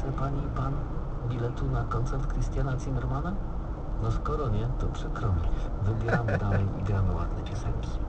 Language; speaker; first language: Polish; native; Polish